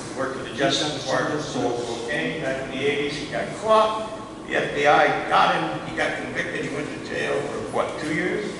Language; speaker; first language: English; native; English